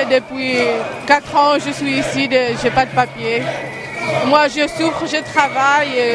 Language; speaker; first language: French; non-native, learner; Arabic